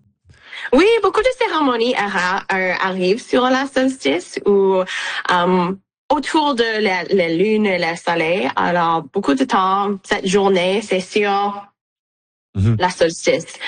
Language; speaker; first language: French; non-native, local second language; English